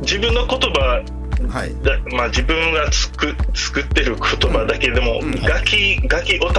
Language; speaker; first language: Japanese; non-native, fluent; English